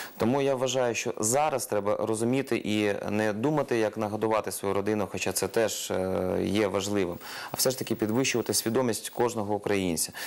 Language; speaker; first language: Ukrainian; non-native, local second language; Russian